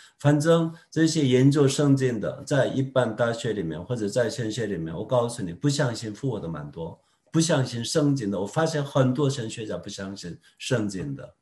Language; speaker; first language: Chinese; non-native, fluent; Korean